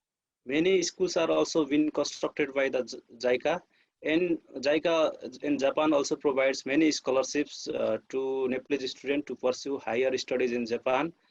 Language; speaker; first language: English; non-native, fluent; Nepali